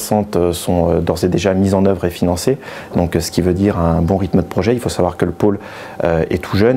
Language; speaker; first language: French; native; French